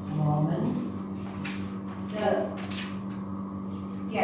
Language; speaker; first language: Chinese; non-native, learner; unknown